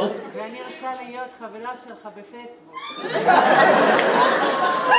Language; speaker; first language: Hebrew; non-native, local second language; Arabic